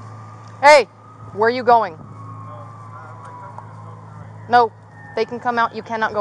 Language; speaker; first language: English; native; English